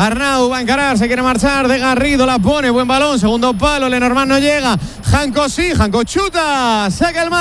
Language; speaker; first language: Spanish; native; Spanish